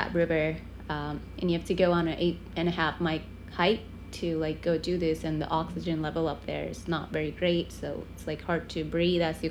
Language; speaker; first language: English; non-native, local second language; Tamil